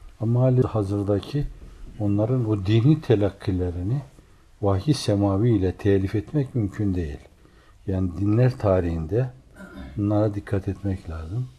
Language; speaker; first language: Turkish; native; Turkish